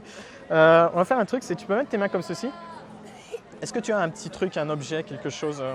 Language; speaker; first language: French; native; French